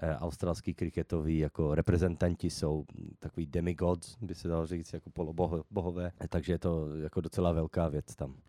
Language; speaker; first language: Czech; early bilingual, heritage; Czech